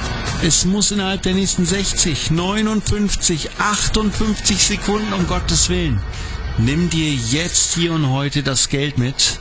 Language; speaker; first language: German; native; German